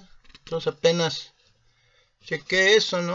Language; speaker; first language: Spanish; native; Spanish